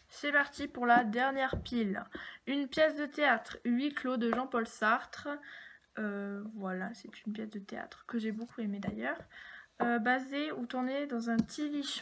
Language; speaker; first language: French; native; French